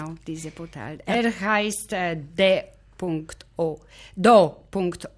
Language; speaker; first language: German; non-native, fluent; Polish